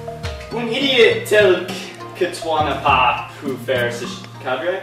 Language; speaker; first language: French; non-native, learner; English